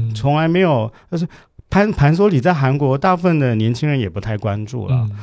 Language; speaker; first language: Chinese; native; Chinese